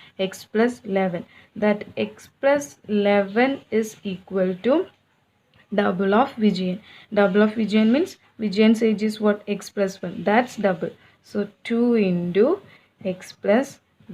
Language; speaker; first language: English; non-native, local second language; Malayalam